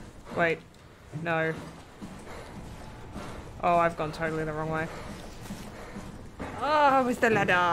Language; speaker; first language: English; native; English